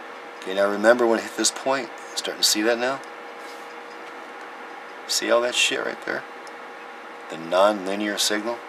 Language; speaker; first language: English; native; English